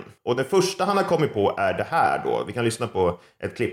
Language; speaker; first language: Swedish; native; Swedish